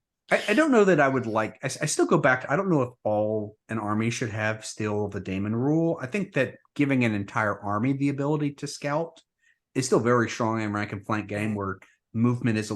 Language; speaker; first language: English; native; English